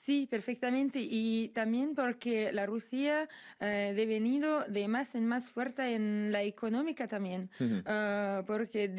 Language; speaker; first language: Spanish; non-native, fluent; Russian